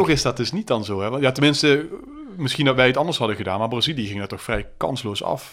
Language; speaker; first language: Dutch; native; Dutch